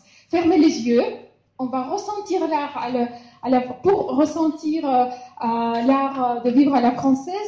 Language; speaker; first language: French; non-native, fluent; Russian